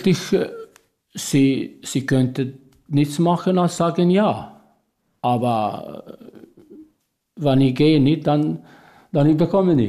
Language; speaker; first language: German; non-native, learner; Albanian